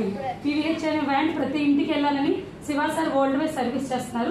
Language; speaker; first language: Telugu; native; Telugu